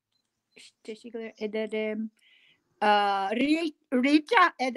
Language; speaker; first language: Turkish; non-native, learner; English